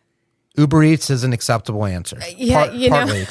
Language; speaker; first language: English; native; English